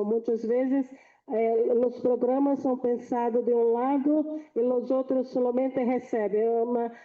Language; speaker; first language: Portuguese; non-native, fluent; Spanish